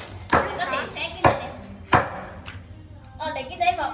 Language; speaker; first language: Chinese; non-native, fluent; Vietnamese